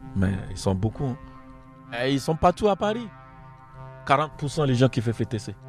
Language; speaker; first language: French; non-native, learner; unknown